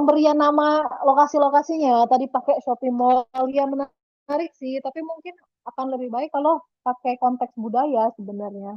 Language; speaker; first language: Indonesian; native; Indonesian